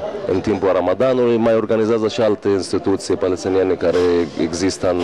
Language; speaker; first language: Romanian; non-native, fluent; Arabic